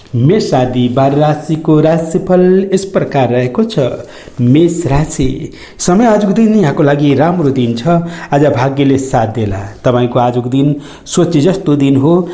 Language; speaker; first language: Nepali; native; Nepali